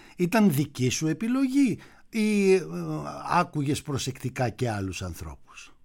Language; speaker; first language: Greek; native; Greek